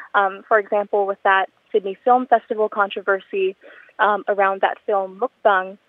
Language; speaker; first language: English; non-native, local second language; Filipino